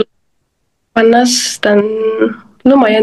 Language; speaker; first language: Indonesian; non-native, fluent; Uzbek